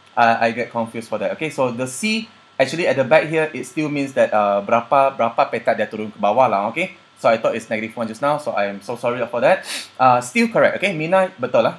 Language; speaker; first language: English; non-native, local second language; Chinese